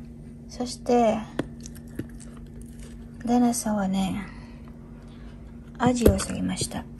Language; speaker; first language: Japanese; non-native, learner; Filipino